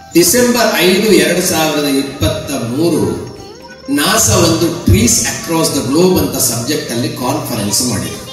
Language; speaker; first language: Kannada; non-native, local second language; Tulu